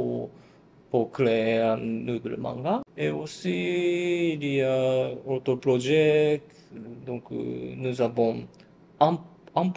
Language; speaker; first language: French; non-native, learner; Japanese